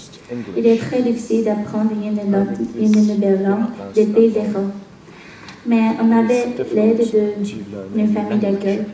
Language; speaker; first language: French; non-native, fluent; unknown